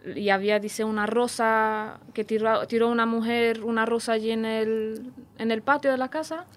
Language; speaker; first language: Spanish; non-native, fluent; Romanian